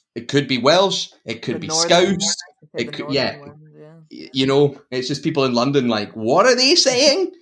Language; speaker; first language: English; native; English